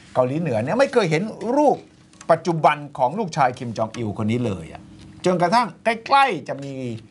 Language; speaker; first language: Thai; native; Thai